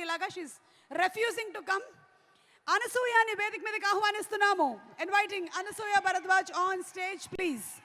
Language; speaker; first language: Telugu; native; Telugu